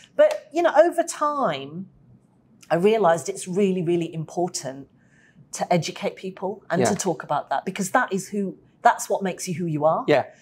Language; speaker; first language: English; native; English